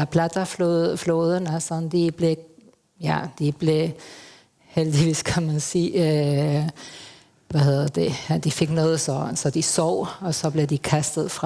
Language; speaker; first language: Danish; non-native, fluent; Spanish